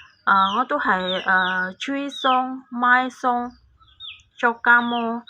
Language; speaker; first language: Cantonese; non-native, fluent; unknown